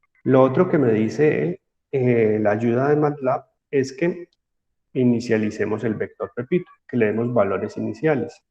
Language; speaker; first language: Spanish; native; Spanish